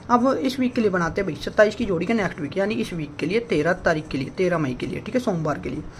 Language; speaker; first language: Hindi; native; Hindi